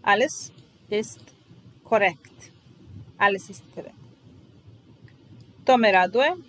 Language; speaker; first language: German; non-native, fluent; Serbian